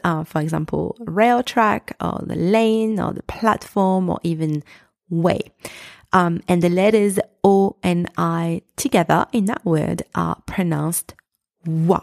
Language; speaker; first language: English; non-native, fluent; French